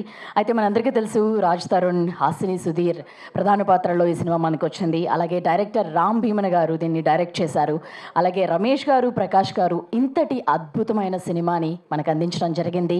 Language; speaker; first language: Telugu; native; Telugu